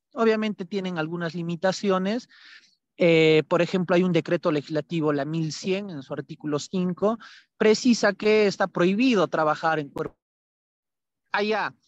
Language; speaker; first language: Spanish; native; Spanish